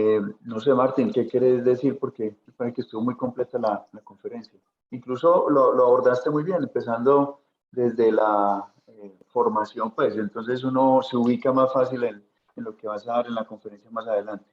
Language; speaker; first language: Spanish; native; Spanish